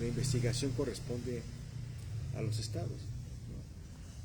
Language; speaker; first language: Spanish; native; Spanish